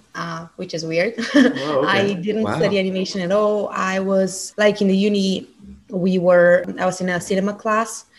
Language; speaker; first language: English; non-native, fluent; Bulgarian